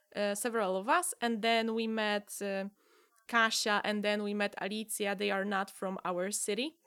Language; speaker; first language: English; non-native, fluent; Polish